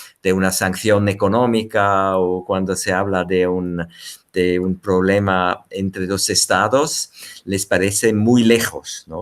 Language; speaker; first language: Spanish; non-native, fluent; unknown